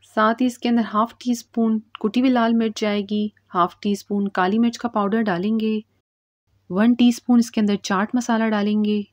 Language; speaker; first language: Urdu; native; Urdu